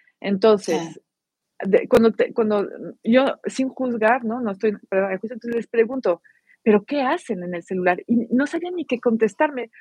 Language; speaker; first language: Spanish; non-native, fluent; French